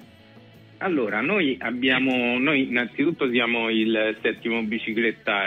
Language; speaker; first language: Italian; native; Italian